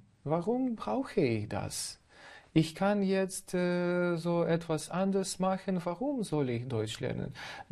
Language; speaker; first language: German; non-native, learner; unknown